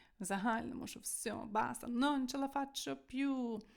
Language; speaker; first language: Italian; non-native, fluent; Ukrainian